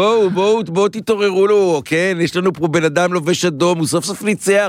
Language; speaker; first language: Hebrew; native; Hebrew